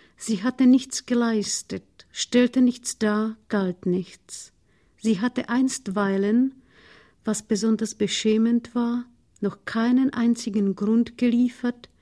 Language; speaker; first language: German; non-native, fluent; Czech